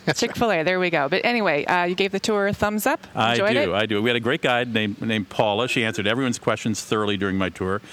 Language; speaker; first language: English; non-native, fluent; Korean